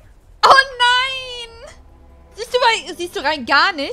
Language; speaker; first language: German; native; German